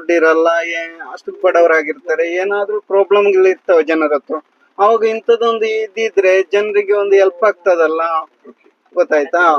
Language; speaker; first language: Kannada; native; Kannada